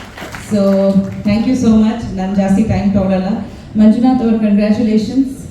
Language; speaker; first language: Kannada; non-native, fluent; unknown